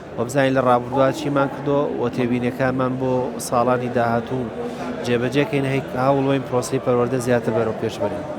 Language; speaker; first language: Central Kurdish; native; Central Kurdish